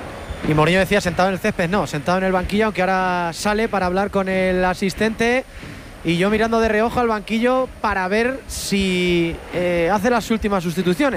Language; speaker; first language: Spanish; native; Spanish